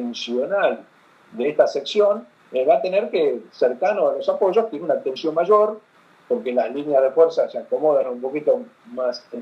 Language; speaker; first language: Spanish; native; Spanish